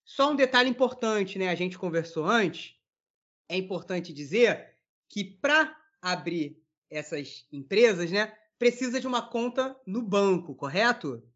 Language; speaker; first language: Portuguese; native; Portuguese